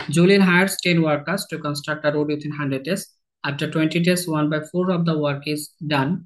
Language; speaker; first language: English; non-native, local second language; Bangla